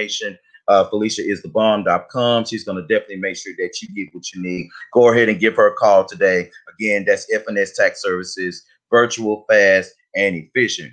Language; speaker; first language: English; native; English